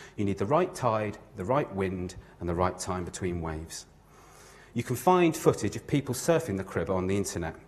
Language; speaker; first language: English; native; English